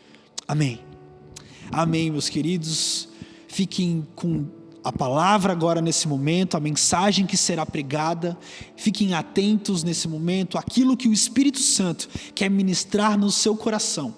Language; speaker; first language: Portuguese; native; Portuguese